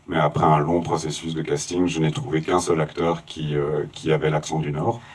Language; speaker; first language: French; native; French